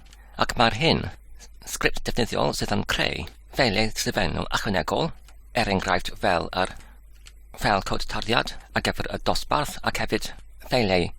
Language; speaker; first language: Welsh; non-native, learner; English